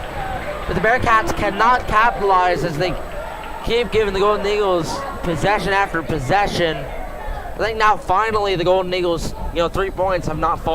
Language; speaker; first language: English; native; English